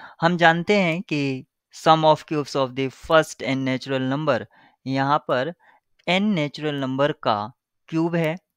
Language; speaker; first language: Hindi; native; Hindi